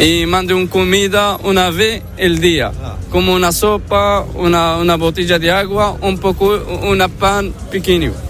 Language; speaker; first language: Spanish; non-native, learner; Arabic